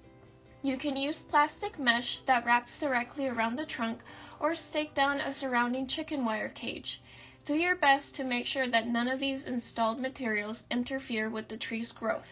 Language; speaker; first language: English; native; English